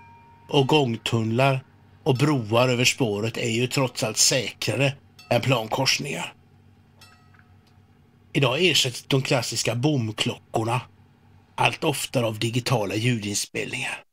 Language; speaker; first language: Swedish; native; Swedish